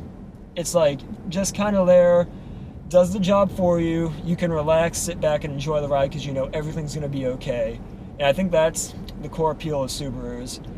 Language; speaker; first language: English; native; English